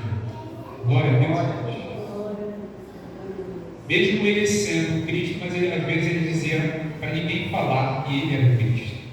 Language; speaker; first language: Portuguese; native; Portuguese